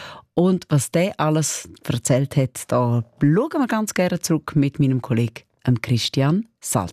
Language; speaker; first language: German; native; German